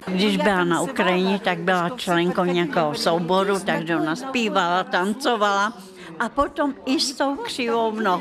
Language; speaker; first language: Czech; non-native, fluent; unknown